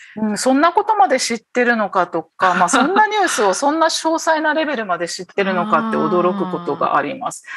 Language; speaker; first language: Japanese; native; Japanese